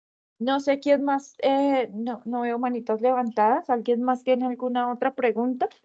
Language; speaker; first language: Spanish; native; Spanish